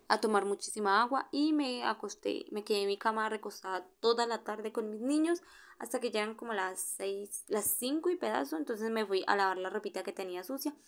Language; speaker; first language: Spanish; native; Spanish